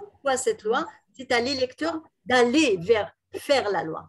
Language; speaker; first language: French; non-native, local second language; Arabic